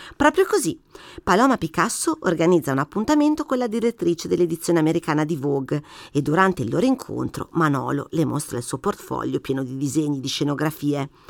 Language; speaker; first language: Italian; native; Italian